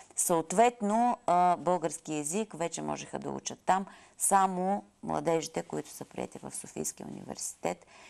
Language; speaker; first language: Bulgarian; native; Bulgarian